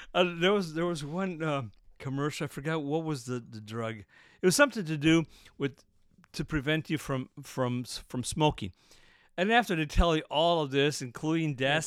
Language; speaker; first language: English; native; English